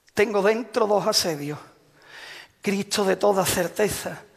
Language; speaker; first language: Spanish; native; Spanish